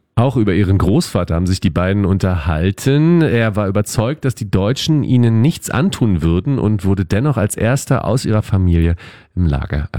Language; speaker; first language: German; native; German